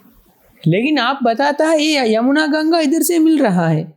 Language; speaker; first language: Hindi; non-native, fluent; Sinhala